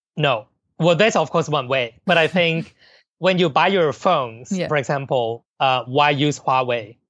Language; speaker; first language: English; non-native, local second language; Cantonese